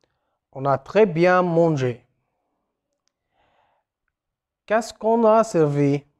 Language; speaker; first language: French; non-native, fluent; Arabic